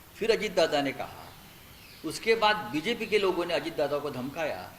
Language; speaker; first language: Hindi; non-native, local second language; Marathi